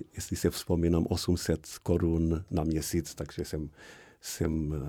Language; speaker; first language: Czech; non-native, fluent; Portuguese